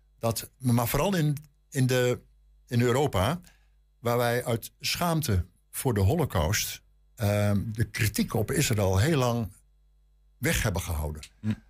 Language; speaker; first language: Dutch; native; Dutch